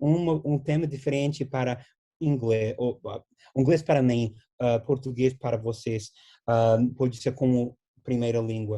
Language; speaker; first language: Portuguese; non-native, fluent; English